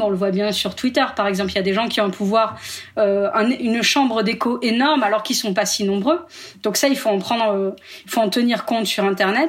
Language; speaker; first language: French; native; French